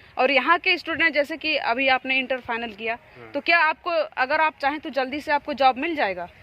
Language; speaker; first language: Hindi; native; Hindi